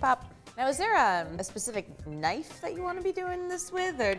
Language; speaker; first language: English; native; English